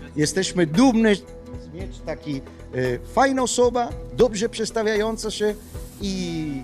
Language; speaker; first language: Polish; non-native, learner; Italian